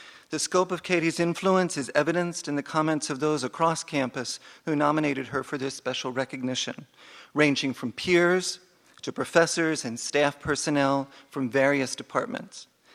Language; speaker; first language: English; native; English